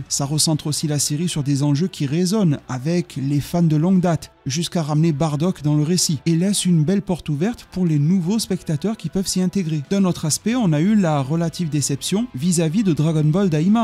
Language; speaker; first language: French; native; French